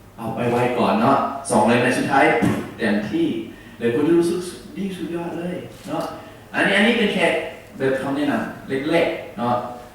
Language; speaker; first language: Thai; non-native, learner; English